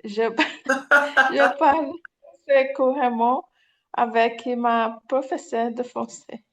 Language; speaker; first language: French; non-native, learner; Portuguese